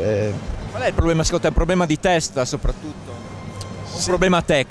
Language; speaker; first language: Italian; native; Italian